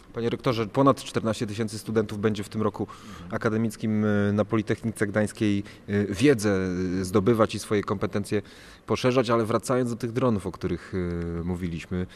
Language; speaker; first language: Polish; native; Polish